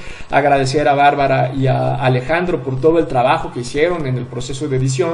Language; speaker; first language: Spanish; native; Spanish